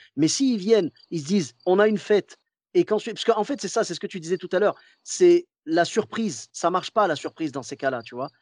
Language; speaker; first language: French; early bilingual, other home language; Arabic